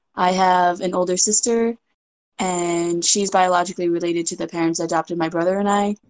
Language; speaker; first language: English; native; English